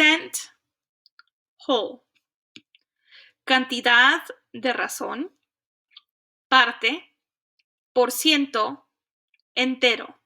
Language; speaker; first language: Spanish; early bilingual, heritage; Spanish